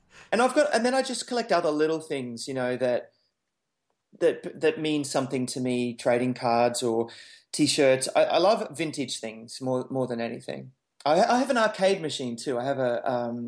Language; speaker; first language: English; native; English